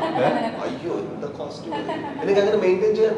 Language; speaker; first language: Malayalam; non-native, learner; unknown